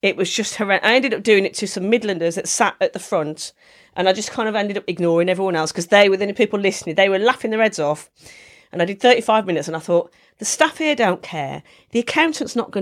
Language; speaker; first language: English; native; English